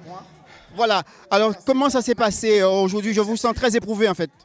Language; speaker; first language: French; native; French